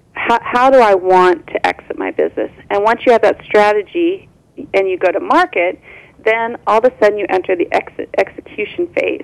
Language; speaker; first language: English; native; English